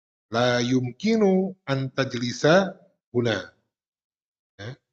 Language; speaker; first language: Arabic; non-native, fluent; Indonesian